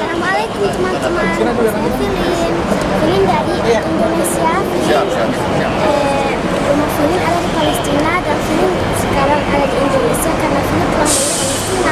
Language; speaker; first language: Indonesian; early bilingual, heritage; Indonesian